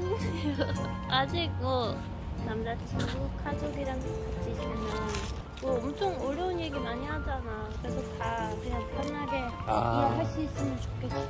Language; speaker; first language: Korean; non-native, learner; Dutch